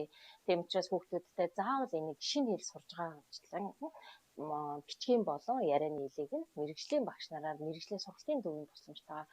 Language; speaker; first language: Mongolian; native; Mongolian